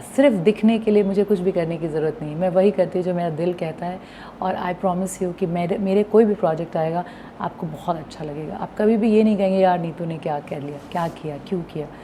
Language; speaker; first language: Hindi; non-native, local second language; Bhojpuri